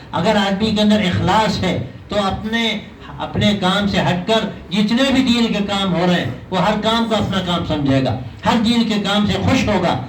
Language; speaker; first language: Urdu; native; Urdu